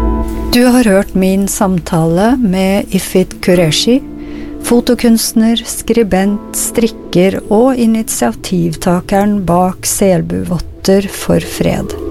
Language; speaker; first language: Norwegian; native; Norwegian